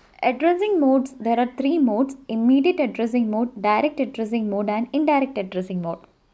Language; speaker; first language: English; non-native, local second language; Malayalam